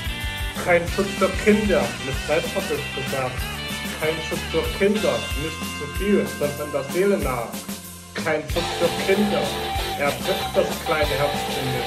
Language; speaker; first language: German; native; German